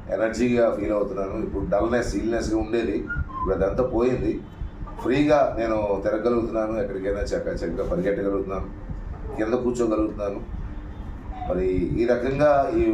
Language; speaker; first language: Telugu; native; Telugu